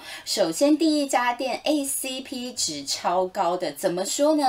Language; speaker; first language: Chinese; native; Chinese